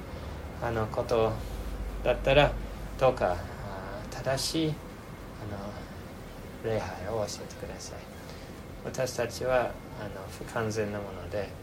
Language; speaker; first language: Japanese; non-native, fluent; English